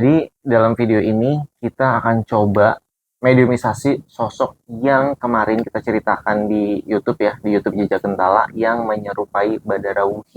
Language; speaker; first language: Indonesian; native; Indonesian